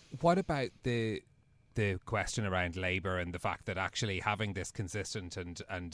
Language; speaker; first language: English; native; English